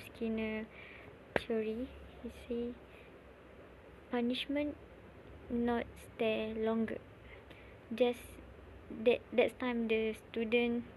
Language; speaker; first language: English; non-native, learner; Malay